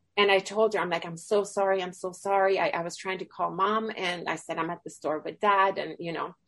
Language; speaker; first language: English; early bilingual, other home language; Swedish